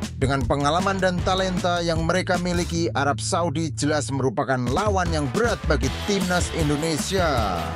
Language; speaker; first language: Indonesian; native; Indonesian